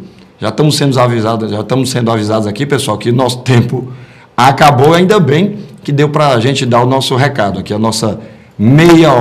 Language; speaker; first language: Portuguese; native; Portuguese